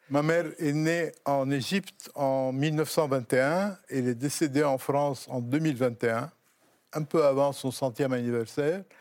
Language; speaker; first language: French; non-native, local second language; Arabic